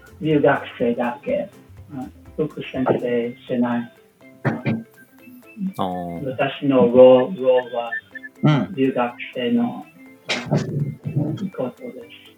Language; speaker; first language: Japanese; non-native, learner; English